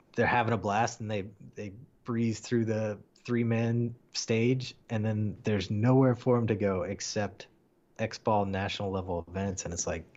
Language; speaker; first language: English; native; English